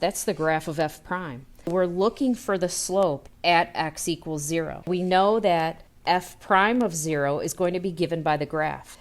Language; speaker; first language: English; native; English